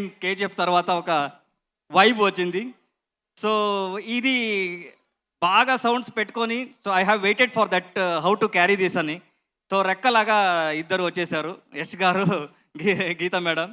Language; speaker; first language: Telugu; non-native, learner; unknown